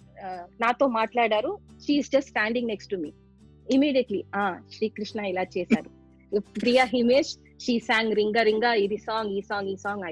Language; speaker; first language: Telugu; non-native, local second language; Tamil